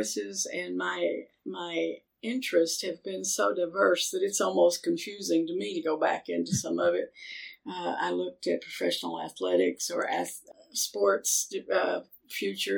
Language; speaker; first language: English; native; English